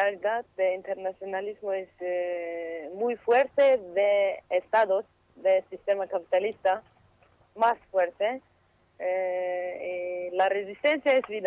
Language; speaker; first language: Spanish; non-native, learner; Kurdish